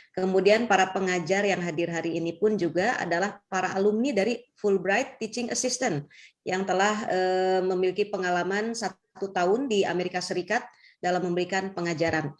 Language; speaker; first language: Indonesian; native; Indonesian